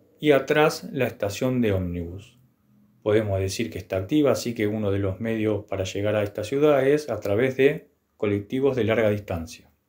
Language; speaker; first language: Spanish; native; Spanish